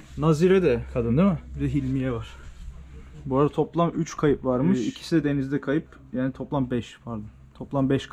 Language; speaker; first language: Turkish; native; Turkish